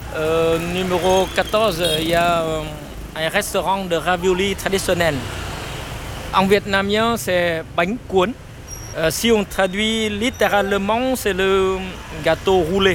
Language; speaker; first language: French; non-native, fluent; Vietnamese